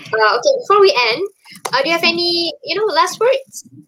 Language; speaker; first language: English; non-native, local second language; Malay